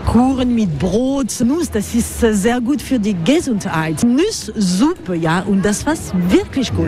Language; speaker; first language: German; non-native, learner; French